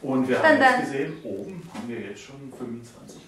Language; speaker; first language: German; native; German